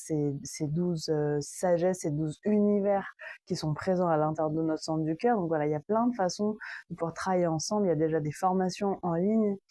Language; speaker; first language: French; native; French